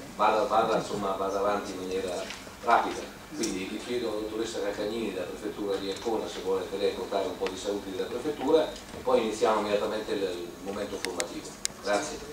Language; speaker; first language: Italian; native; Italian